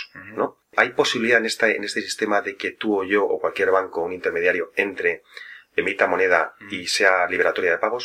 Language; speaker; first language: Spanish; native; Spanish